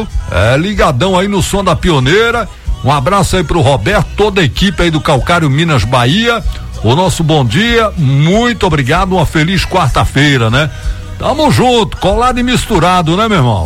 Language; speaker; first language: Portuguese; native; Portuguese